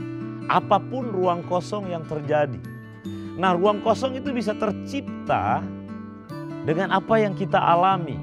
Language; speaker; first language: Indonesian; native; Indonesian